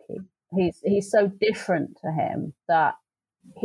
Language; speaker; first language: English; native; English